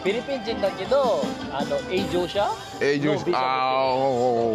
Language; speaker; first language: Japanese; non-native, fluent; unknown